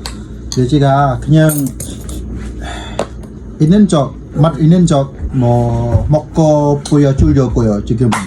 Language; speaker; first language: Korean; non-native, learner; Vietnamese